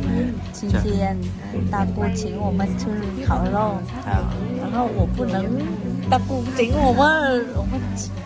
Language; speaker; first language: Chinese; non-native, learner; Vietnamese